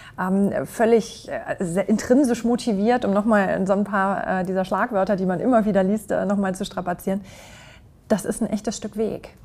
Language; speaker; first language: German; native; German